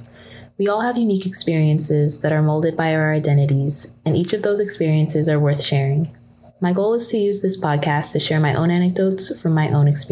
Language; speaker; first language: English; native; English